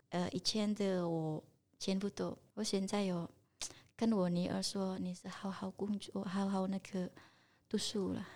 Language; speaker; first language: Chinese; non-native, learner; Indonesian